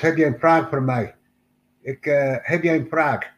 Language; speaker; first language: Dutch; non-native, learner; English